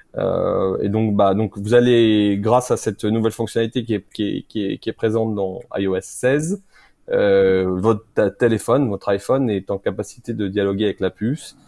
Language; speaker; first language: French; native; French